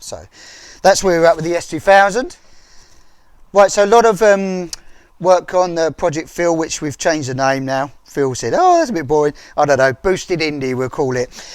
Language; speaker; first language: English; native; English